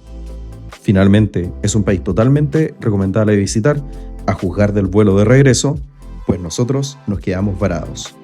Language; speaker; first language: Spanish; native; Spanish